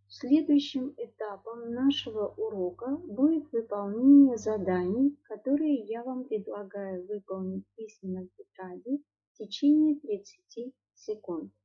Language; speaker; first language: Russian; native; Russian